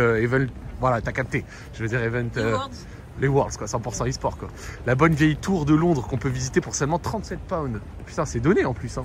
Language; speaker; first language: French; native; French